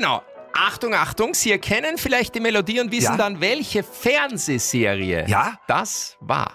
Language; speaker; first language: German; native; German